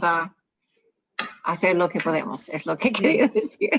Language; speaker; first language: Spanish; non-native, learner; English